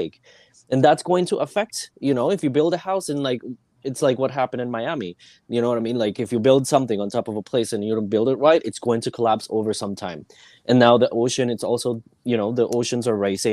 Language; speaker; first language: English; non-native, fluent; Spanish